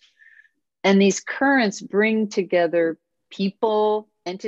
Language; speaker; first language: English; native; English